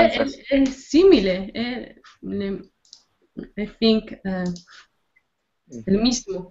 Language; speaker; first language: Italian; non-native, learner; Spanish